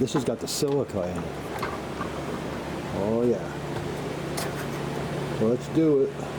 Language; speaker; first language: English; native; English